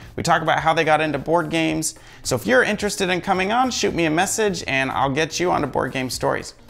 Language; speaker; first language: English; native; English